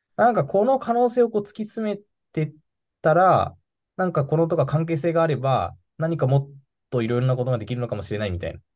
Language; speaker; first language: Japanese; native; Japanese